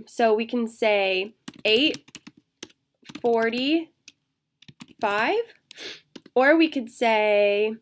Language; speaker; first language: English; native; English